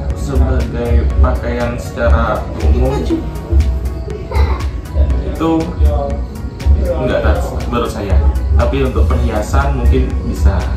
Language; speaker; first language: Indonesian; native; Indonesian